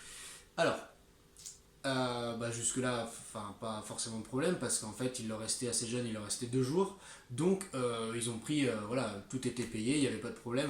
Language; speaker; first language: French; native; French